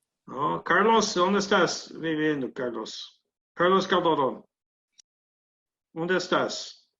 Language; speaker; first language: Spanish; non-native, learner; English